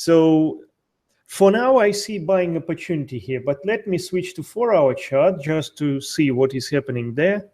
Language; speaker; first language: English; non-native, fluent; Russian